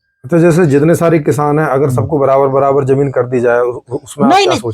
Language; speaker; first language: Hindi; native; Hindi